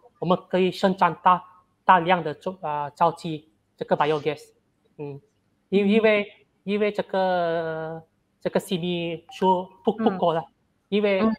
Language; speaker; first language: Chinese; non-native, learner; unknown